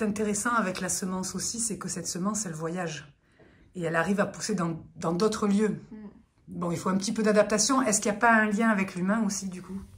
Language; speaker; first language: French; native; French